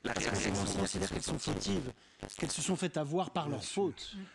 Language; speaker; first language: French; native; French